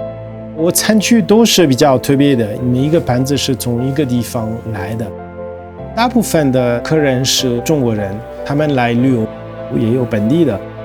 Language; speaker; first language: Chinese; non-native, fluent; French